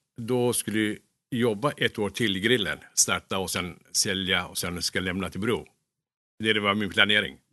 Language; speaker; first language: Swedish; non-native, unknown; Turkish